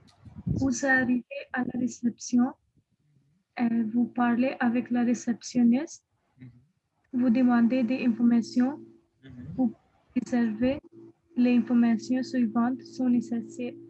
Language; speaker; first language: French; non-native, learner; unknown